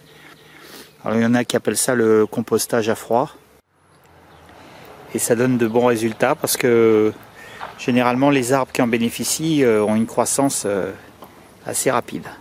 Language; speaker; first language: French; native; French